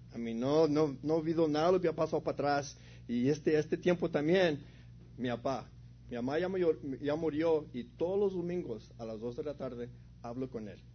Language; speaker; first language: Spanish; early bilingual, heritage; Spanish